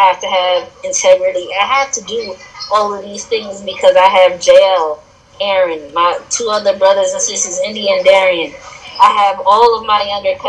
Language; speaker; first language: English; native; English